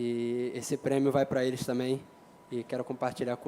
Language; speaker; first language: Portuguese; native; Portuguese